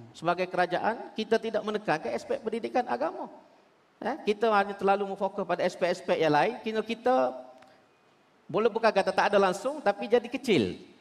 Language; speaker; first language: Malay; native; Malay